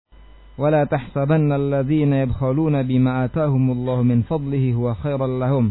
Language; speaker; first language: Arabic; non-native, fluent; Indonesian